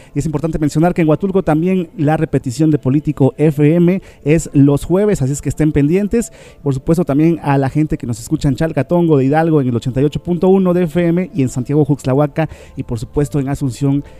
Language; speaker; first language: Spanish; native; Spanish